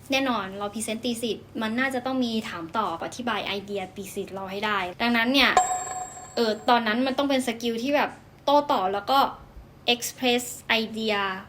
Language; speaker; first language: Thai; native; Thai